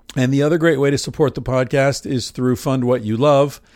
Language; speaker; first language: English; native; English